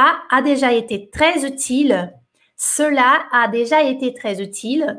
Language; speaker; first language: French; non-native, fluent; Portuguese